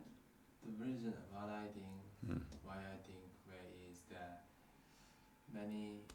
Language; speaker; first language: English; non-native, learner; Korean